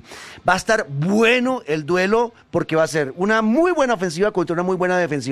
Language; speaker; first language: Spanish; native; Spanish